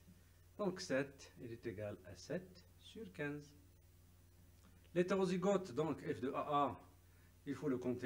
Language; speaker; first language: French; non-native, local second language; Arabic